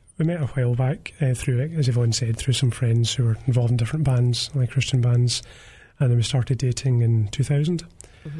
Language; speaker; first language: English; native; English